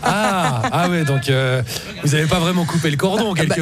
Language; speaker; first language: French; native; French